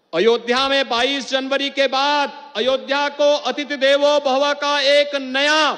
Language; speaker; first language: Hindi; native; Hindi